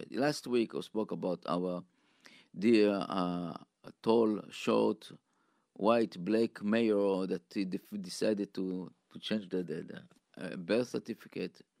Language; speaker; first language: English; non-native, fluent; Hebrew